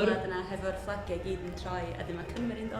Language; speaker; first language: Welsh; native; Welsh